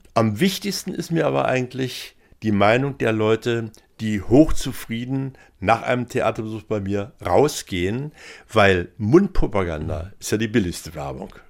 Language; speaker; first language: German; native; German